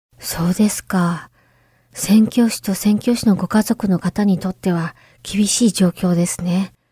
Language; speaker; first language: Japanese; native; Japanese